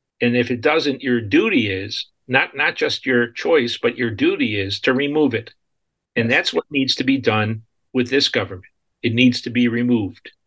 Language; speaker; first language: English; native; English